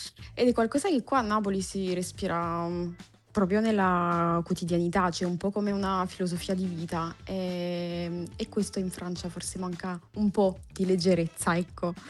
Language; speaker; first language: Italian; non-native, fluent; French